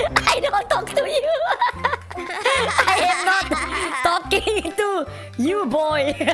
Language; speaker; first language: English; non-native, learner; Indonesian